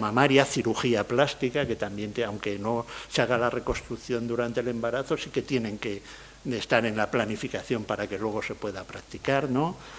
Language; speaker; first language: Spanish; native; Spanish